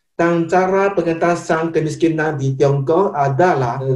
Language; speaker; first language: Indonesian; non-native, fluent; Chinese